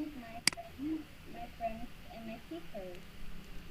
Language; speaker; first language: English; non-native, learner; Vietnamese